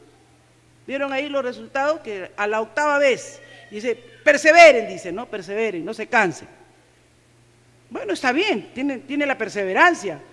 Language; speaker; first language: Spanish; native; Spanish